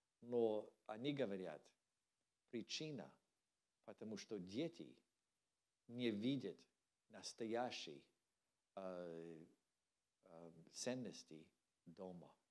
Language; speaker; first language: Russian; non-native, learner; English